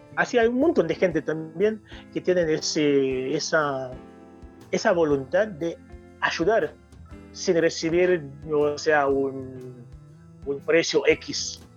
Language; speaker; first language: Spanish; non-native, fluent; Haitian Creole